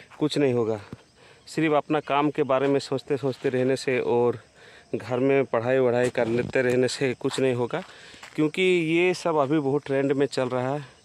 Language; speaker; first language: Hindi; non-native, local second language; Bangla